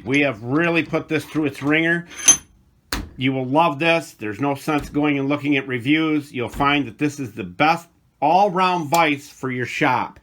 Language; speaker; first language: English; native; English